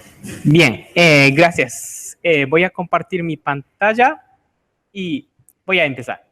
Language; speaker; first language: Spanish; non-native, learner; Japanese